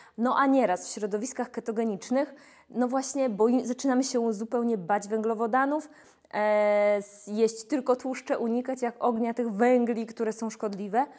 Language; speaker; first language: Polish; native; Polish